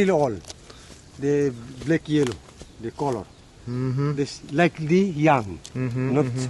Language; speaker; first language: English; non-native, learner; Indonesian